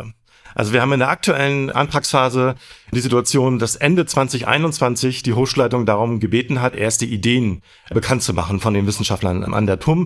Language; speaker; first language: German; native; German